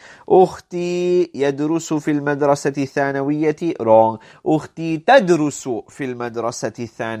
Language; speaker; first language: Arabic; non-native, fluent; English